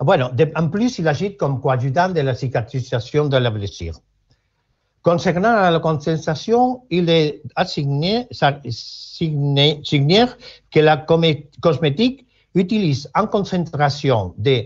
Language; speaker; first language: French; non-native, learner; Spanish